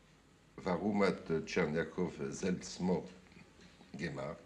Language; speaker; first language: German; non-native, fluent; French